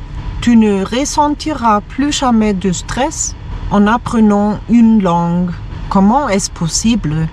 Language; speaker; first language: French; non-native, fluent; German